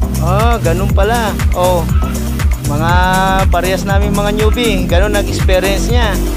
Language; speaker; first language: Filipino; non-native, local second language; Iloko